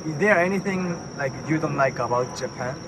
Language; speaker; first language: English; non-native, learner; Japanese